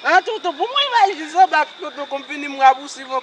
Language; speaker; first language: Haitian Creole; native; Haitian Creole